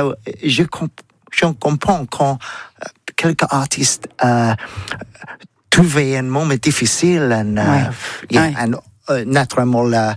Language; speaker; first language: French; non-native, learner; English